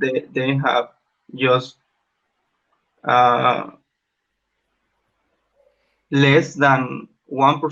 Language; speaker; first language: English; non-native, learner; Spanish